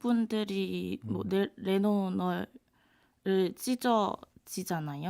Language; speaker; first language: Korean; non-native, fluent; Cantonese